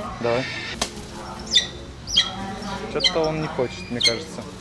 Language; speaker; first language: Russian; native; Russian